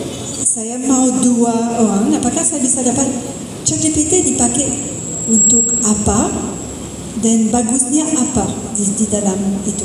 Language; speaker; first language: Indonesian; non-native, fluent; English